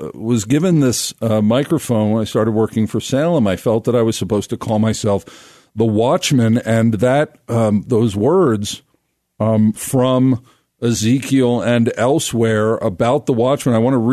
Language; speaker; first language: English; native; English